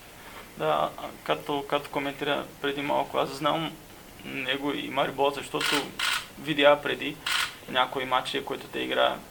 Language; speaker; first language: Bulgarian; non-native, learner; Portuguese